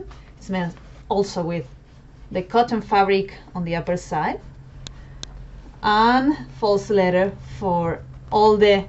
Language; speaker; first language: English; non-native, fluent; Spanish